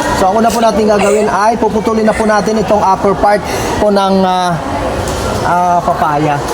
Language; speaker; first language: Filipino; native; Filipino